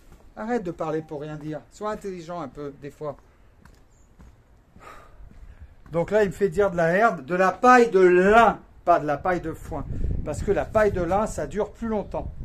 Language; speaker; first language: French; native; French